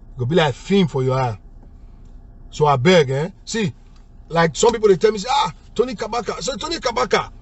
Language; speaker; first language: English; non-native, local second language; Bini